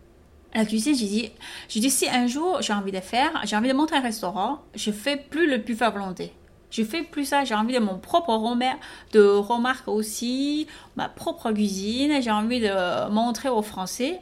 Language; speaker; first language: French; non-native, fluent; Chinese